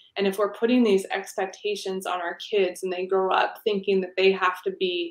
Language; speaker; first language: English; native; English